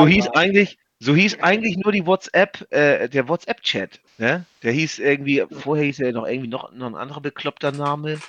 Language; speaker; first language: German; native; German